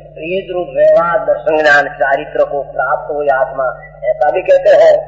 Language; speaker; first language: Hindi; non-native, local second language; Gujarati